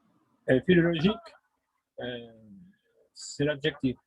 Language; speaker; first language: French; non-native, fluent; Russian